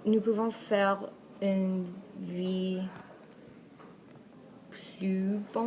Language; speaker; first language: French; non-native, learner; Persian